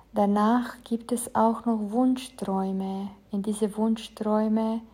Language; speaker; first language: German; non-native, fluent; Romanian